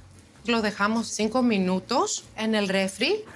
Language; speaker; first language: Spanish; non-native, fluent; Greek